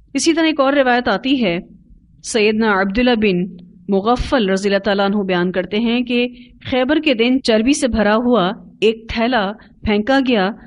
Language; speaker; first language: Urdu; native; Urdu